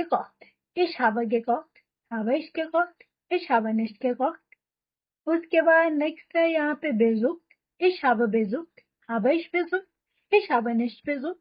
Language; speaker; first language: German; non-native, fluent; Hindi